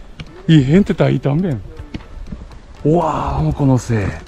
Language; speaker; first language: Spanish; non-native, learner; Japanese